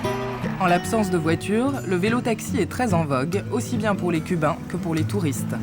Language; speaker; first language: French; native; French